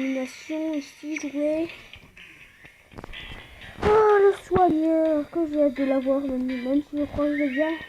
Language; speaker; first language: French; native; French